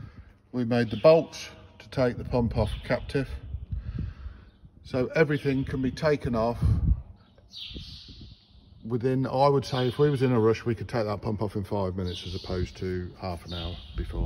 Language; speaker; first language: English; native; English